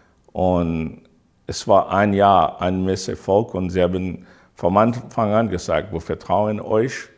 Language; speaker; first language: German; non-native, fluent; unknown